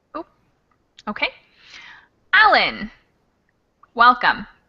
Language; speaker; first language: English; native; English